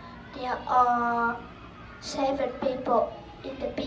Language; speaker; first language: English; non-native, learner; Vietnamese